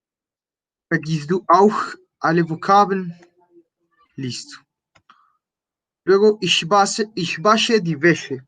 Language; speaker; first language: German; non-native, fluent; Spanish